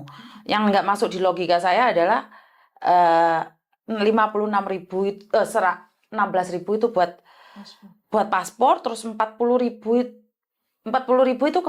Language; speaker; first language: Malay; native; Malay